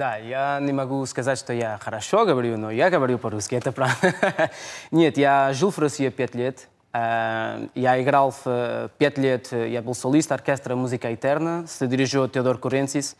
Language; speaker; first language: Russian; non-native, learner; Portuguese